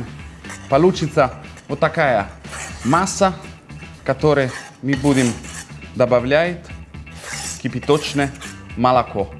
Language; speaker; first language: Russian; non-native, fluent; Italian